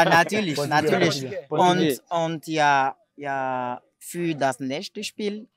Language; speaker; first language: German; non-native, fluent; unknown